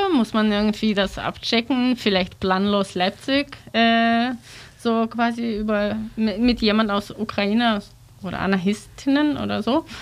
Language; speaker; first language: German; non-native, learner; Russian